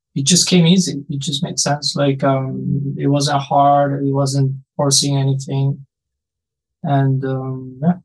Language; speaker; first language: English; non-native, fluent; Spanish